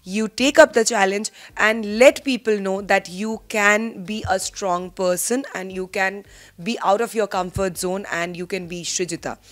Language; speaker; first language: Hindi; non-native, local second language; Bangla